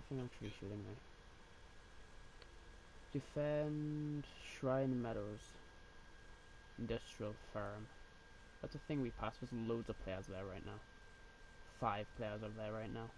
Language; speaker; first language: English; native; English